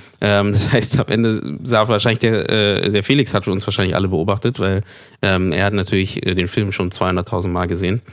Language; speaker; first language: German; native; German